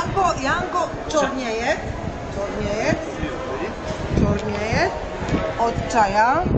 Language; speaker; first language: Russian; non-native, learner; Slovak